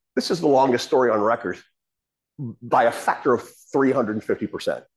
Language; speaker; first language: English; native; English